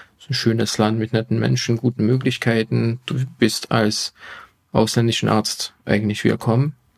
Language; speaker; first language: German; non-native, fluent; Hungarian